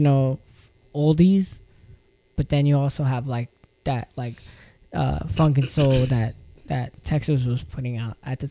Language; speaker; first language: English; early bilingual, other home language; Spanish